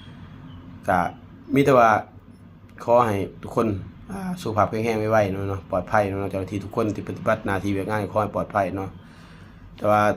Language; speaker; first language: Thai; non-native, local second language; Northeastern Thai